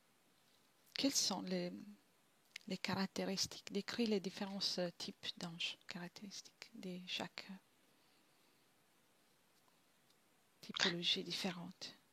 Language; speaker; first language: French; non-native, fluent; Italian